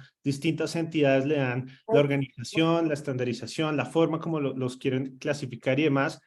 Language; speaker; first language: Spanish; native; Spanish